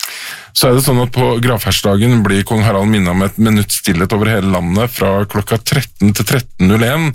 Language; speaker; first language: Norwegian; native; Norwegian